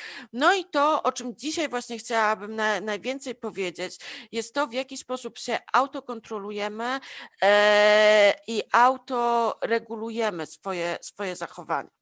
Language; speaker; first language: Polish; native; Polish